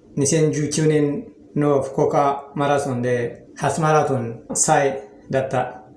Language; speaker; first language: Japanese; non-native, learner; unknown